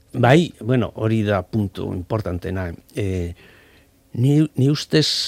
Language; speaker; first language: Basque; non-native, local second language; Spanish